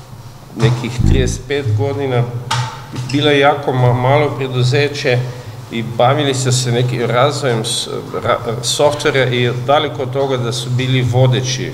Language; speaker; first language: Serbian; non-native, fluent; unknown